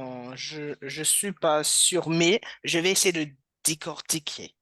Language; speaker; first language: French; non-native, learner; English